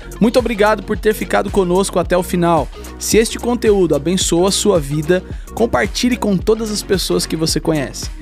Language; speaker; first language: Portuguese; native; Portuguese